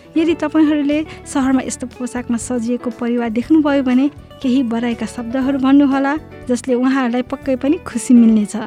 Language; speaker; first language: Nepali; native; Nepali